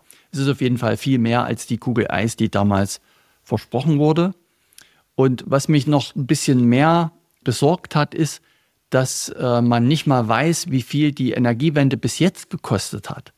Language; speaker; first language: German; native; German